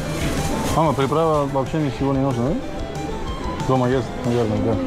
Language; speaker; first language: Russian; non-native, learner; Spanish